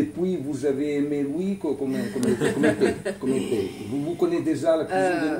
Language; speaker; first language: French; non-native, learner; Italian